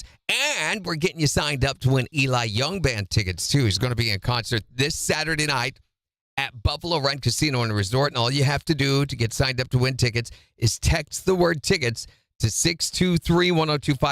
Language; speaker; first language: English; native; English